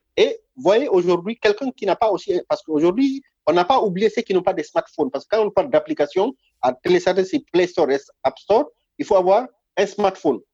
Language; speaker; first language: French; non-native, local second language; Fula